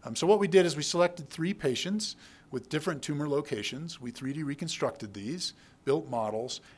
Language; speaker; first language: English; native; English